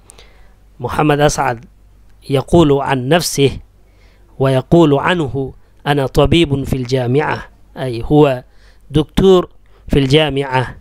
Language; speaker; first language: Urdu; native; Urdu